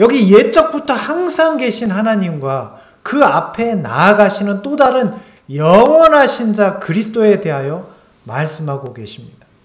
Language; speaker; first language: Korean; native; Korean